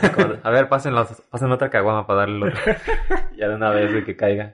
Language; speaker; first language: Spanish; native; Spanish